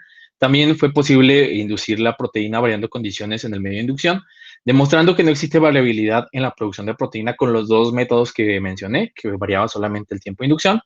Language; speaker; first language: Spanish; native; Spanish